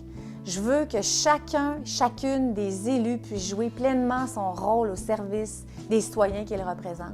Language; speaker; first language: French; native; French